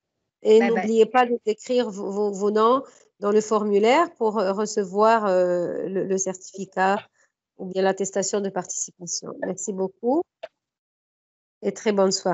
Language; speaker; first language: French; non-native, fluent; Arabic